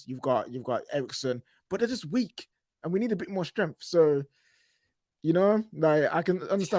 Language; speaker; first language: English; native; English